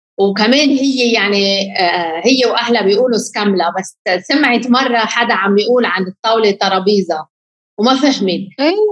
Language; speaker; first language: Arabic; native; Arabic